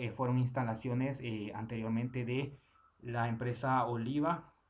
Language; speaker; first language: Spanish; native; Spanish